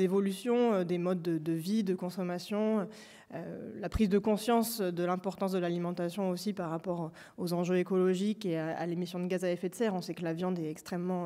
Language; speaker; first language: French; native; French